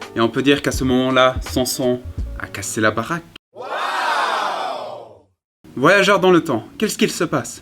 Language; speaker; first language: French; native; French